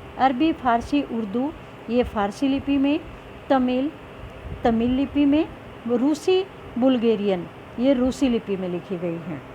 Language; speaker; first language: Hindi; native; Hindi